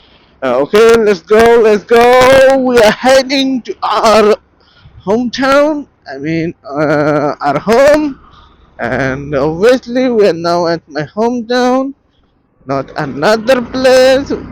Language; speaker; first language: English; non-native, local second language; Bangla